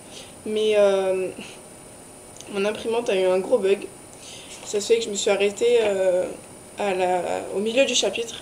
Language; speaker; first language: French; native; French